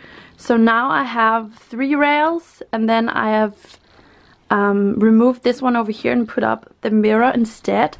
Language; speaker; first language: English; non-native, fluent; Danish